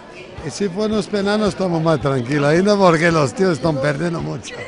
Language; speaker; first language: Spanish; non-native, fluent; Portuguese